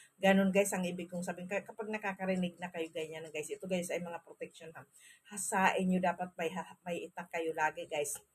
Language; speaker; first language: Filipino; non-native, local second language; Masbatenyo